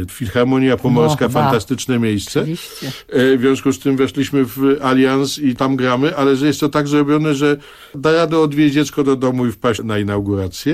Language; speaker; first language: Polish; native; Polish